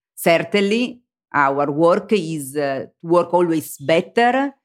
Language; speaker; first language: English; non-native, learner; Italian